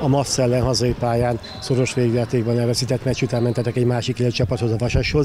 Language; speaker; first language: Hungarian; native; Hungarian